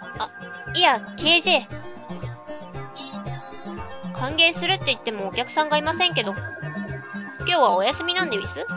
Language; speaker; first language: Japanese; native; Japanese